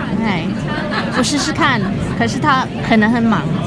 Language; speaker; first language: Chinese; early bilingual, other home language; Cantonese